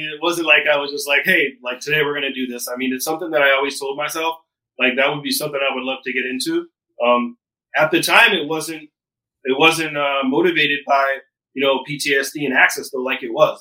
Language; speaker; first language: English; native; English